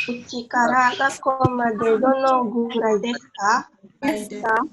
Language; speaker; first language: Japanese; non-native, learner; Indonesian